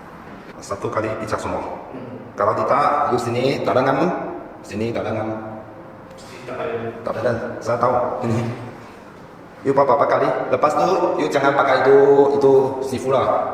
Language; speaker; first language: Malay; non-native, local second language; Chinese